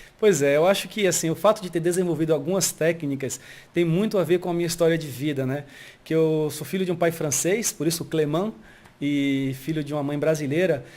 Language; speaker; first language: Portuguese; early bilingual, heritage; Portuguese